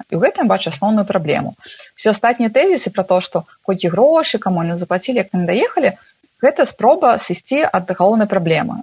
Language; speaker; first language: Belarusian; non-native, local second language; Russian